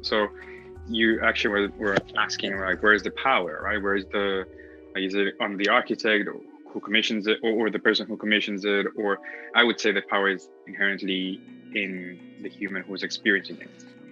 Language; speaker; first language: English; non-native, fluent; Spanish